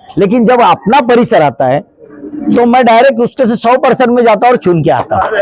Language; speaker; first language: Hindi; non-native, local second language; Marathi